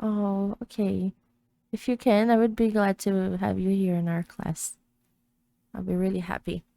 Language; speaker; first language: English; non-native, fluent; Portuguese